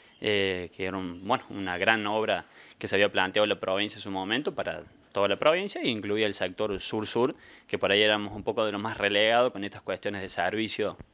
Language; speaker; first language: Spanish; native; Spanish